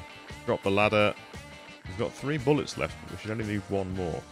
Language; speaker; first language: English; native; English